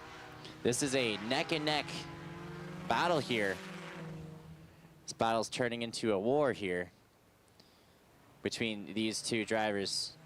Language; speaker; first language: English; native; English